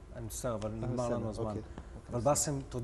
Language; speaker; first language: Hebrew; native; Hebrew